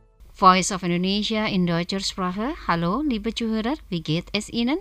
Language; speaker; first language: German; non-native, fluent; Indonesian